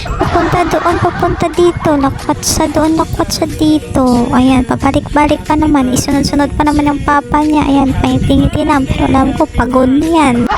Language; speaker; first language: Filipino; non-native, local second language; Hiligaynon